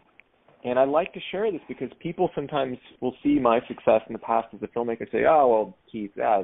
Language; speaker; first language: English; native; English